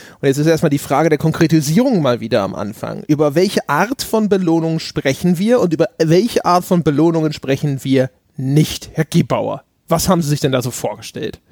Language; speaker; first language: German; native; German